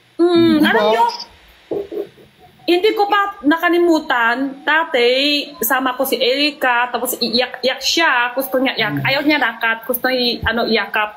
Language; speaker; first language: Filipino; non-native, learner; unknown